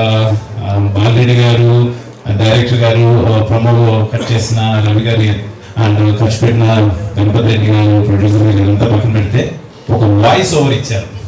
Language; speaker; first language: Telugu; native; Telugu